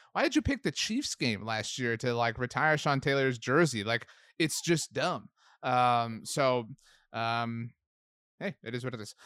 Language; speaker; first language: English; native; English